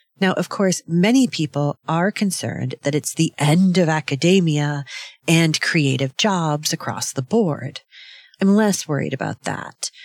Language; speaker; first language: English; native; English